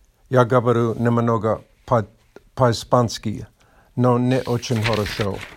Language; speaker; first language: Russian; non-native, learner; English